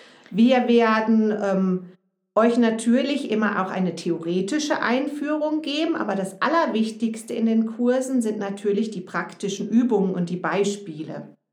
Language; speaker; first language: German; native; German